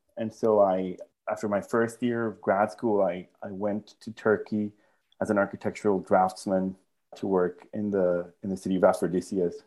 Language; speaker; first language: English; non-native, fluent; Spanish